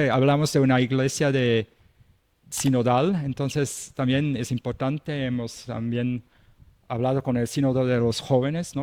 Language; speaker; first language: Spanish; non-native, fluent; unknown